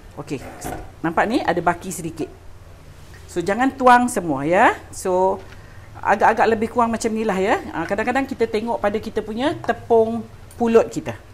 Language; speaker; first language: Malay; native; Malay